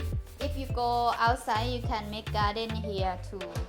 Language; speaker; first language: English; non-native, learner; Thai